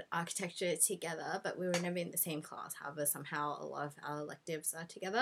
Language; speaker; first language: English; non-native, local second language; Cantonese